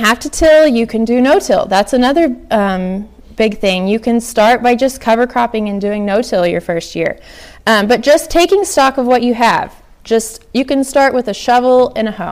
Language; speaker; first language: English; native; English